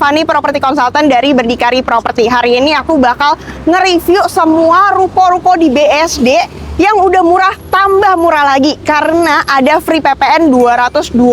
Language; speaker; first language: Indonesian; native; Indonesian